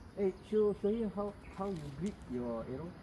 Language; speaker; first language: English; non-native, local second language; Malay